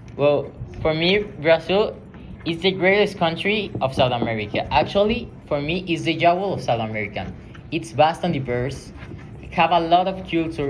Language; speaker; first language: English; non-native, learner; Spanish